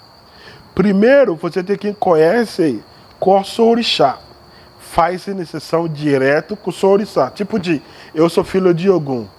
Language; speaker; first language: Portuguese; non-native, learner; Yoruba